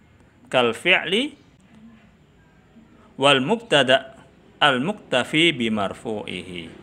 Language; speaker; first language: Arabic; non-native, fluent; Indonesian